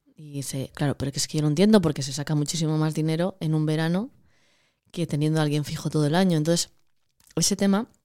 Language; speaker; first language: Spanish; native; Spanish